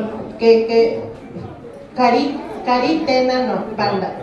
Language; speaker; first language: English; non-native, learner; Spanish